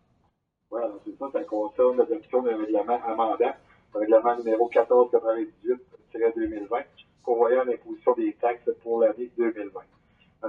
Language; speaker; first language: French; native; French